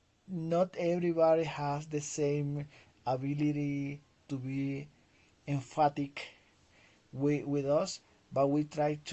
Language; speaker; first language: English; non-native, fluent; Spanish